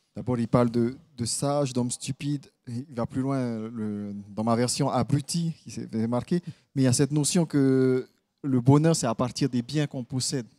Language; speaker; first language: French; native; French